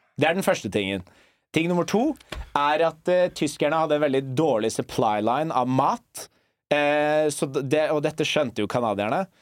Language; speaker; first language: Norwegian; early bilingual, other home language; English